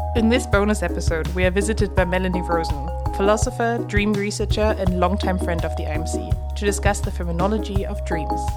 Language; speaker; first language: English; non-native, fluent; German